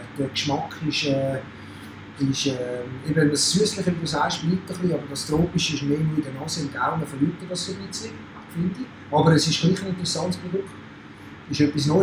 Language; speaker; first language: German; native; German